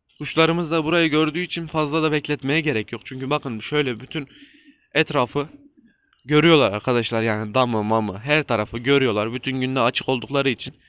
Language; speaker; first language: Turkish; native; Turkish